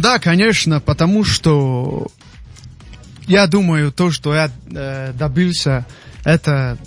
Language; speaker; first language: Russian; non-native, local second language; Tajik